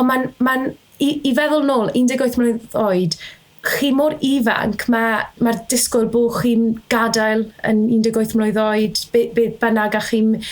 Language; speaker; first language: Welsh; native; Welsh